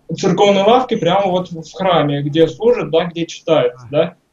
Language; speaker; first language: Russian; native; Russian